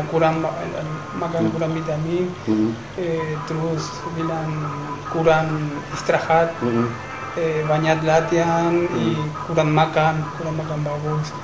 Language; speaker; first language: Indonesian; non-native, learner; Spanish